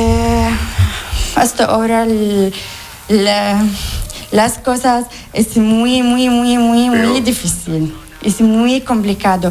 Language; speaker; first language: Spanish; non-native, learner; Arabic